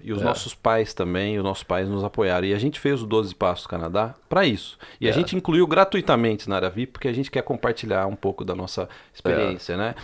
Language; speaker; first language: Portuguese; native; Portuguese